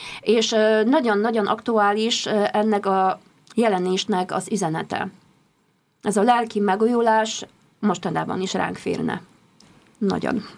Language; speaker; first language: Hungarian; non-native, fluent; Polish